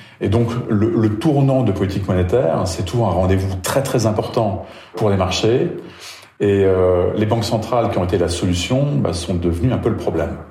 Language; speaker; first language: French; native; French